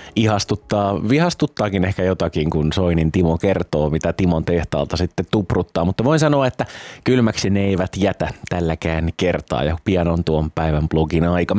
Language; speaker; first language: Finnish; native; Finnish